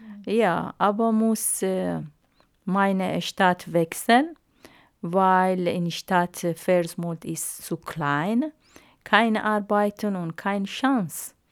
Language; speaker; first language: German; non-native, learner; Arabic